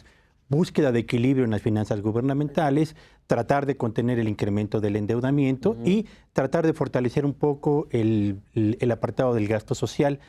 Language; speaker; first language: Spanish; native; Spanish